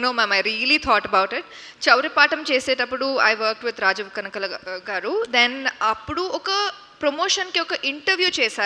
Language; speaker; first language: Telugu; non-native, local second language; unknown